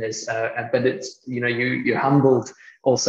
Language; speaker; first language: English; native; English